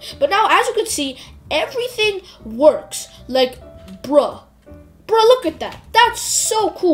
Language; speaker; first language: English; native; English